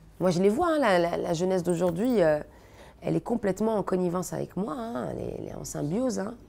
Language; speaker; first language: French; native; French